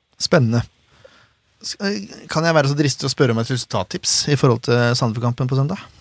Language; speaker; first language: Norwegian; native; Norwegian